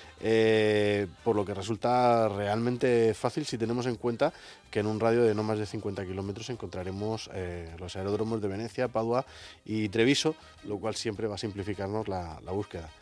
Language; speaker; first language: Spanish; native; Spanish